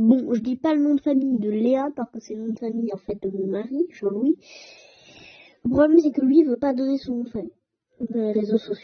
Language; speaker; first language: French; native; French